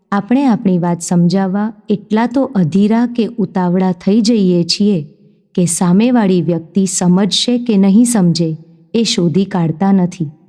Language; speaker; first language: Gujarati; native; Gujarati